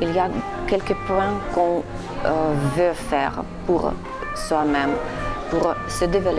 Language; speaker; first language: French; non-native, fluent; Russian